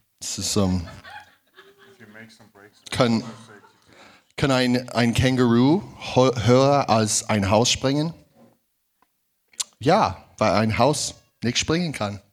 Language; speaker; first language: German; non-native, fluent; English